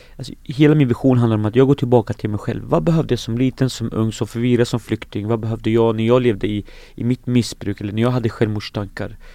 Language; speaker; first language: Swedish; early bilingual, other home language; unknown